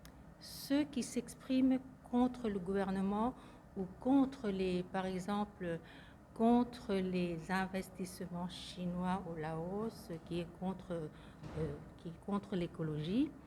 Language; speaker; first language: French; non-native, fluent; Lao